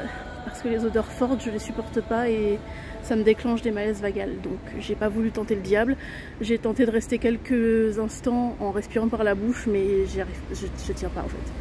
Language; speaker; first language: French; native; French